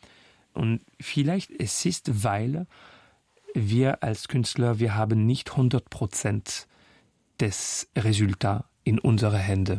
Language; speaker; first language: German; non-native, fluent; French